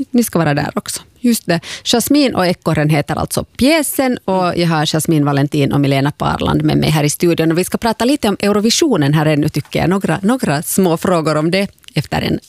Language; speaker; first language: Swedish; native; Swedish